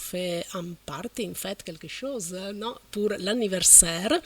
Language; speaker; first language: French; non-native, fluent; Italian